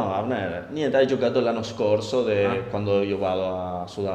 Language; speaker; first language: Italian; non-native, learner; Spanish